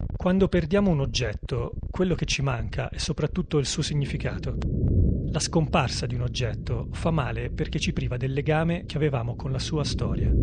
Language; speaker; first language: Italian; native; Italian